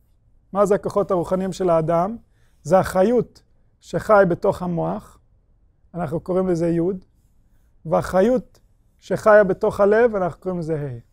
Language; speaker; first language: Hebrew; non-native, fluent; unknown